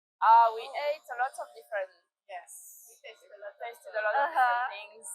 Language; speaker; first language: English; non-native, learner; French